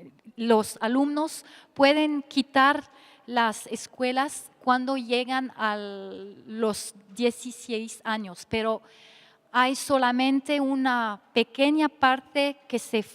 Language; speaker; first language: Spanish; non-native, fluent; French